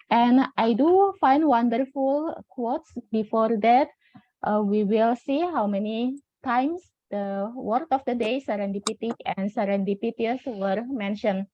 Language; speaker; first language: English; non-native, fluent; Indonesian